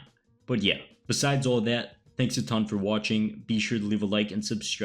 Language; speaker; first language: English; native; English